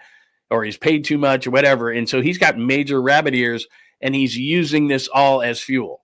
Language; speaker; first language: English; native; English